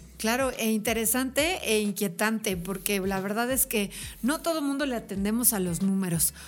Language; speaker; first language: Spanish; native; Spanish